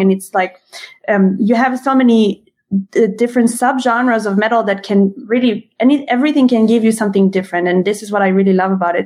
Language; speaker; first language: English; non-native, fluent; Hebrew